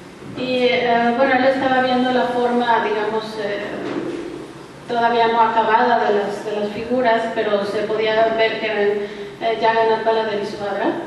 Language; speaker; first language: Spanish; native; Spanish